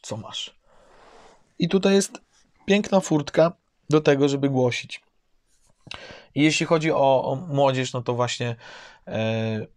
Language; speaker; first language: Polish; native; Polish